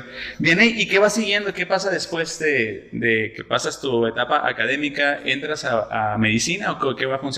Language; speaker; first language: Spanish; native; Spanish